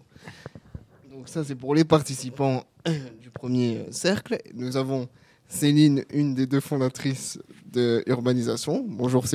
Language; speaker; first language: French; native; French